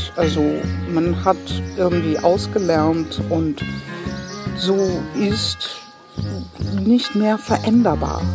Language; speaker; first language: German; non-native, fluent; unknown